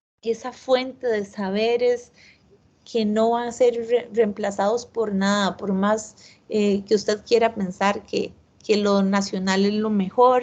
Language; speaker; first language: Spanish; native; Spanish